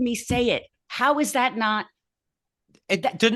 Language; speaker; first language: English; native; English